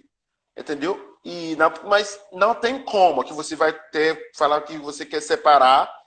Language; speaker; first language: Portuguese; non-native, learner; Yoruba